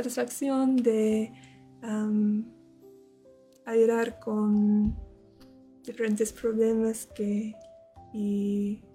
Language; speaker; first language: Spanish; non-native, learner; English